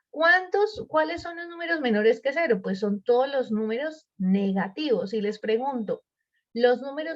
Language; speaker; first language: Spanish; native; Spanish